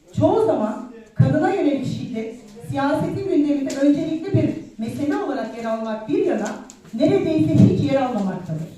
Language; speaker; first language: Turkish; native; Turkish